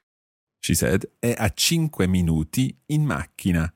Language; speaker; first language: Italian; non-native, fluent; English